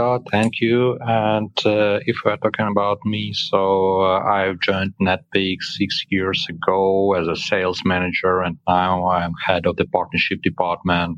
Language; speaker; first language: English; non-native, fluent; Ukrainian